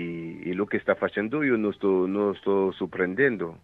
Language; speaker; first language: Italian; non-native, fluent; French